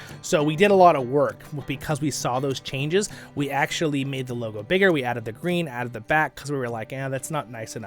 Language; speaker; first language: English; native; English